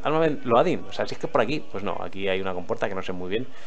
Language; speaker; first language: Spanish; native; Spanish